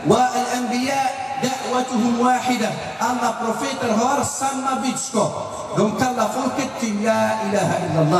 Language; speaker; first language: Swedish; non-native, fluent; Arabic